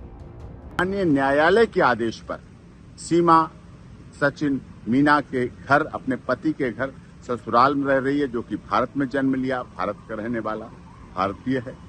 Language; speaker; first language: Hindi; native; Hindi